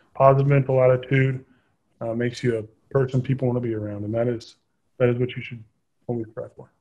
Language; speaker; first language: English; native; English